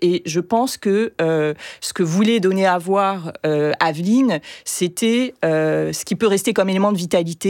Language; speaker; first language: French; native; French